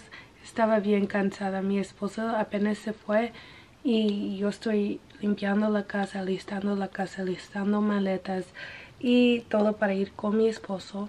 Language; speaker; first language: Spanish; non-native, learner; English